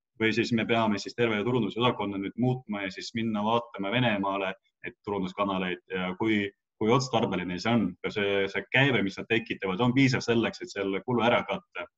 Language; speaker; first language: Estonian; non-native, local second language; Russian